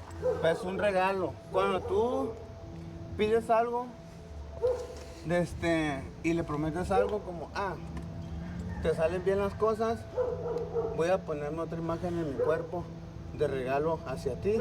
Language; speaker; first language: Spanish; native; Spanish